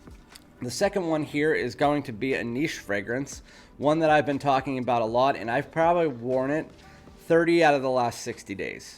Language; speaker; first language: English; native; English